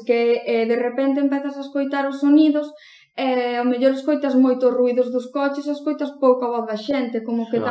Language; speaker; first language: Galician; non-native, local second language; Spanish